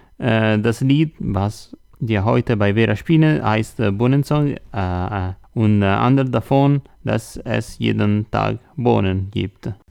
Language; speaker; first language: German; non-native, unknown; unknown